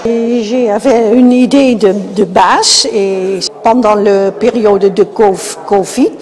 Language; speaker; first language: French; non-native, learner; Spanish